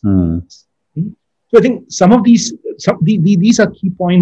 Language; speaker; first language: English; non-native, local second language; Malayalam